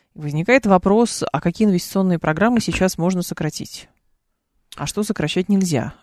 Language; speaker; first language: Russian; native; Russian